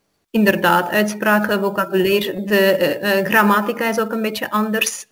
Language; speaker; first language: Dutch; non-native, fluent; Armenian